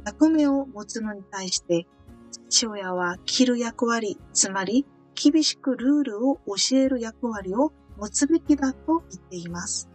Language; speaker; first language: Japanese; non-native, fluent; Korean